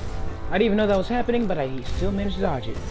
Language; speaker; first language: English; native; English